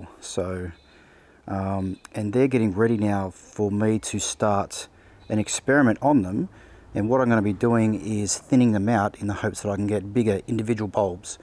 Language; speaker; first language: English; native; English